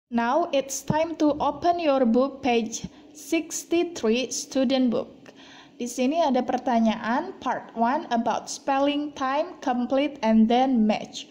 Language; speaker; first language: English; non-native, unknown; Indonesian